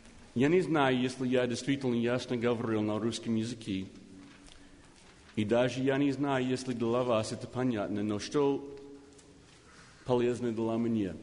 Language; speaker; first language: Russian; non-native, learner; English